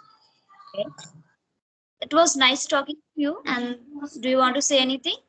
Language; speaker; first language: English; non-native, fluent; Hindi